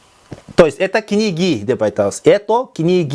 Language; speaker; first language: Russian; non-native, local second language; Kyrgyz